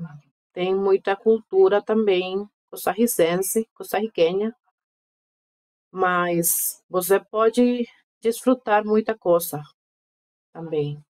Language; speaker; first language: Portuguese; non-native, fluent; Spanish